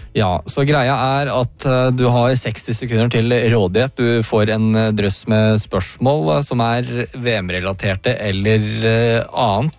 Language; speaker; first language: Norwegian; native; Norwegian